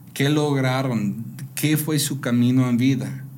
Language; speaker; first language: Spanish; non-native, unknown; English